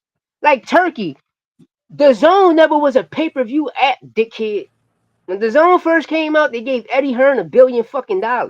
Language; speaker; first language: English; native; English